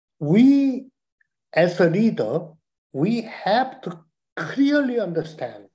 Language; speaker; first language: English; non-native, learner; Chinese